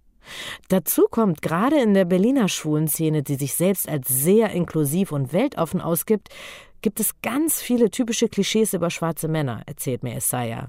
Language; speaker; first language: German; native; German